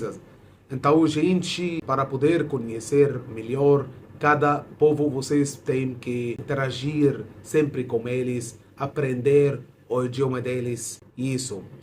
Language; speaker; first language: Portuguese; non-native, fluent; Arabic